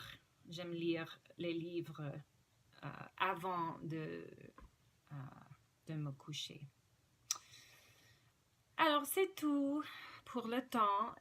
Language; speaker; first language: French; non-native, fluent; English